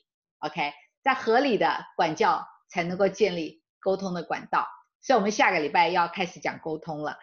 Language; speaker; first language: Chinese; native; Chinese